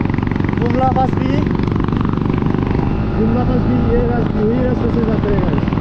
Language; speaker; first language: Hindi; non-native, local second language; Bodo